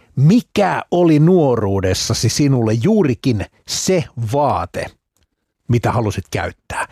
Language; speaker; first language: Finnish; native; Finnish